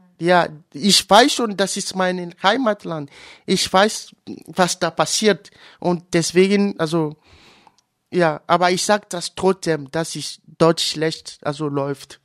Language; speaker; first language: German; non-native, learner; Ewe